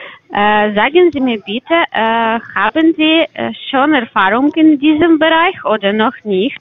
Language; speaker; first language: German; non-native, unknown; Russian